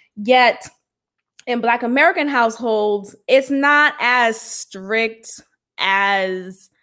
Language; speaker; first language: English; early bilingual, other home language; Haitian Creole